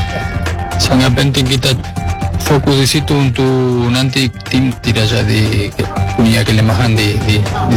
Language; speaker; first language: Indonesian; non-native, fluent; Spanish